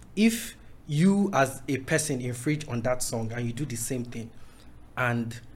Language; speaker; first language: English; non-native, local second language; Yoruba